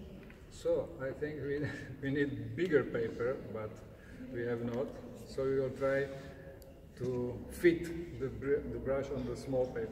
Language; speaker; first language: English; non-native, learner; Slovak